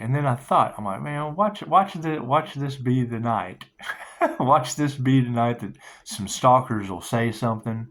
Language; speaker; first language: English; native; English